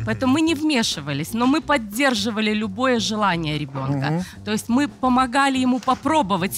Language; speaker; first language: Russian; native; Russian